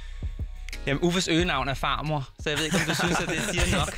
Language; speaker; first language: Danish; native; Danish